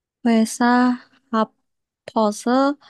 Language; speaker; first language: Korean; non-native, learner; Indonesian